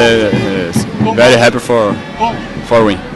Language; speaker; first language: English; non-native, learner; Portuguese